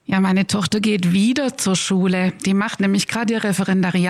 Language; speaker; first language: German; native; German